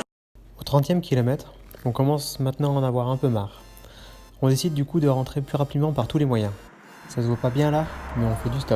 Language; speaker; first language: French; native; French